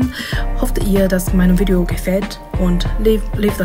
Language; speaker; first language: German; non-native, learner; Chinese